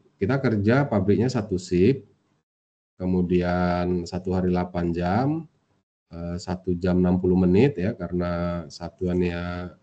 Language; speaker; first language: Indonesian; native; Indonesian